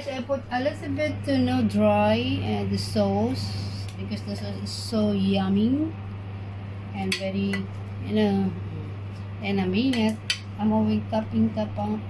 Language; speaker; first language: English; non-native, learner; Filipino